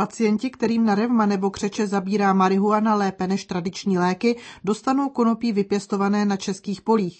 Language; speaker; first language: Czech; native; Czech